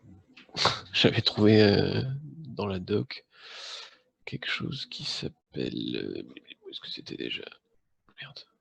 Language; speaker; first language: French; native; French